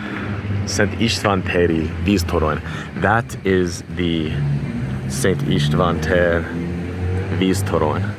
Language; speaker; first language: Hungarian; non-native, learner; English